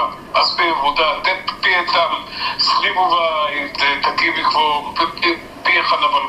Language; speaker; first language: Bulgarian; early bilingual, heritage; Bulgarian